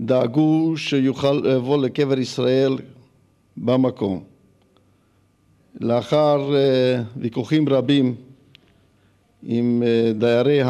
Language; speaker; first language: Hebrew; early bilingual, other home language; Hungarian